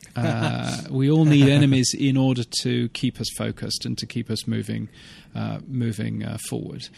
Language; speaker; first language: English; native; English